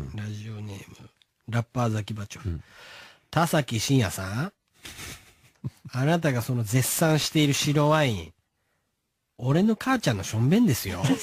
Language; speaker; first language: Japanese; native; Japanese